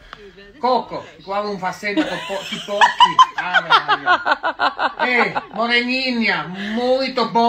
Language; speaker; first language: Portuguese; non-native, learner; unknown